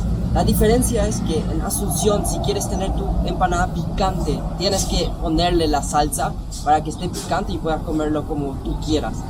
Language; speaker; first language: Spanish; non-native, local second language; Low German